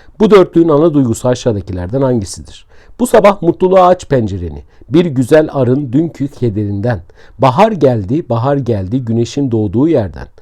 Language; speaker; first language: Turkish; native; Turkish